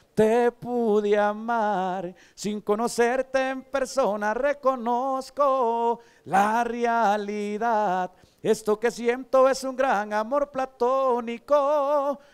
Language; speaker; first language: Spanish; native; Spanish